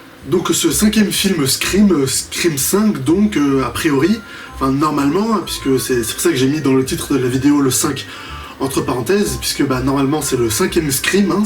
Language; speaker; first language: French; native; French